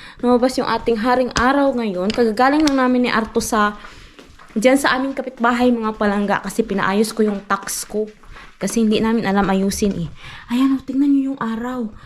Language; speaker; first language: Filipino; non-native, local second language; Cebuano